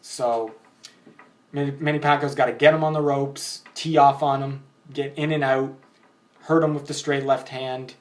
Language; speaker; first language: English; native; English